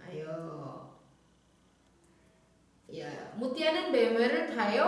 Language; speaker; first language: Korean; non-native, fluent; Indonesian